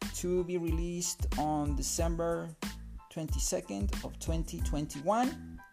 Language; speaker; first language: English; non-native, fluent; Spanish